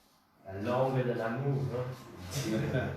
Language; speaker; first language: French; non-native, learner; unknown